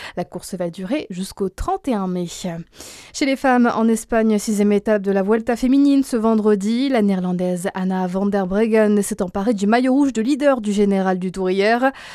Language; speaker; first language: French; native; French